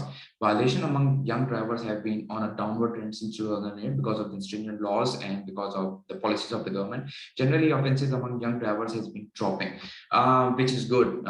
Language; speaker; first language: English; non-native, local second language; Urdu